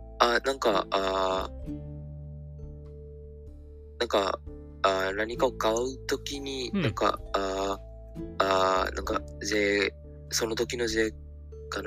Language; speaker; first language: Japanese; non-native, learner; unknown